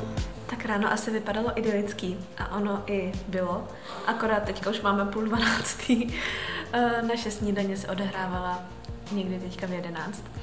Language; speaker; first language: Czech; native; Czech